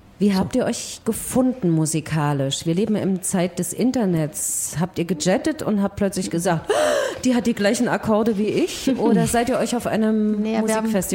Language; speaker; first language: German; native; German